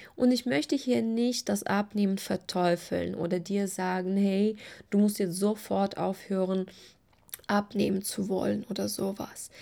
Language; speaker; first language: German; non-native, fluent; Russian